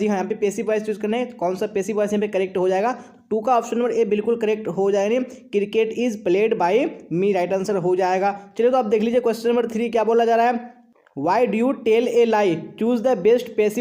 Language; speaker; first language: Hindi; native; Hindi